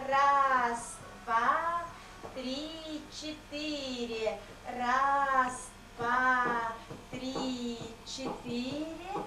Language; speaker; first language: Russian; non-native, local second language; Yakut